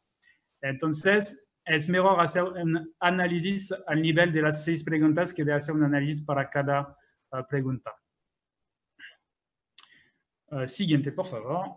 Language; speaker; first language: Spanish; non-native, fluent; French